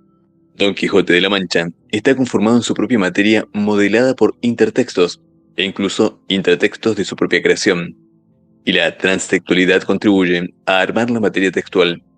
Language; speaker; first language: Spanish; native; Spanish